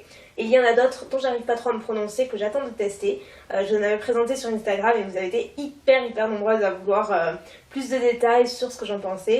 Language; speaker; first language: French; native; French